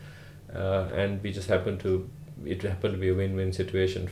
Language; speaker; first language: English; non-native, local second language; Sinhala